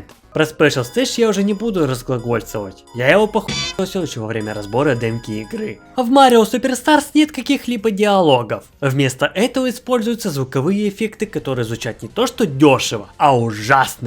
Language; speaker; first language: Russian; native; Russian